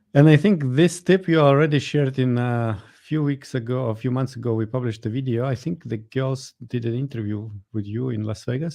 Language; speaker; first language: English; non-native, fluent; Lithuanian